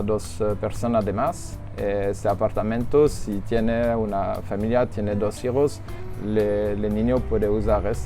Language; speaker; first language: Spanish; non-native, learner; French